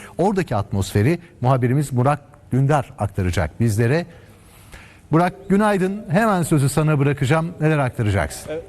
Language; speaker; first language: Turkish; native; Turkish